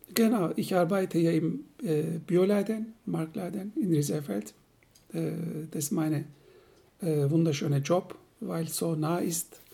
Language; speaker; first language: German; non-native, fluent; Turkish